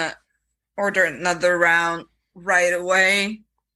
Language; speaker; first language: English; non-native, fluent; French